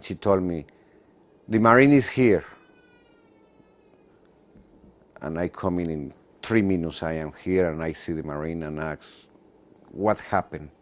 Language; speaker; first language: English; non-native, learner; Spanish